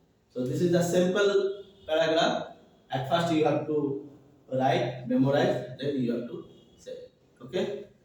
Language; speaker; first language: English; non-native, local second language; Bangla